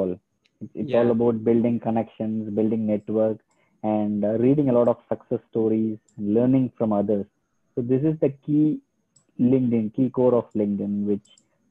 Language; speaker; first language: English; non-native, local second language; Tamil